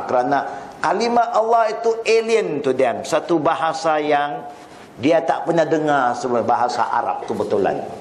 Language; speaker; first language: Malay; non-native, local second language; Chinese